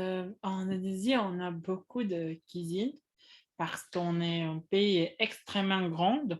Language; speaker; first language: French; non-native, fluent; Indonesian